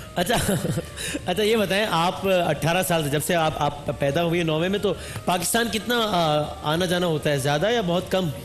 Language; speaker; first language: Urdu; native; Urdu